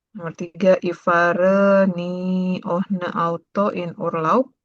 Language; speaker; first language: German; non-native, learner; Indonesian